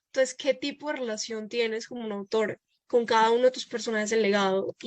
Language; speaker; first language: Spanish; native; Spanish